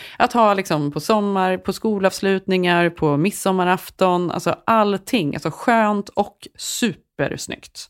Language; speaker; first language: Swedish; native; Swedish